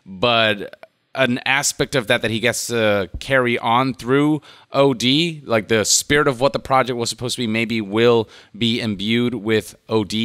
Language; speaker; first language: English; native; English